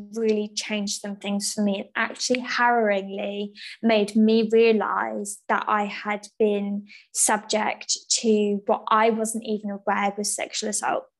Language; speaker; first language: English; native; English